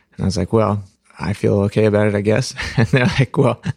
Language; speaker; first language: English; native; English